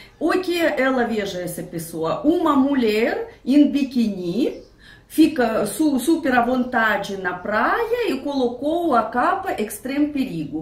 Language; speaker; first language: Portuguese; non-native, fluent; Russian